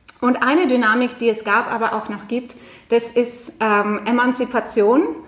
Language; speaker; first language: German; non-native, fluent; Norwegian